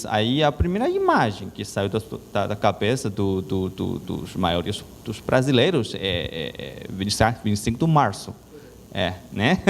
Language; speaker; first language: Portuguese; non-native, learner; Chinese